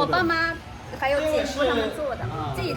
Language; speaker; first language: Chinese; native; Chinese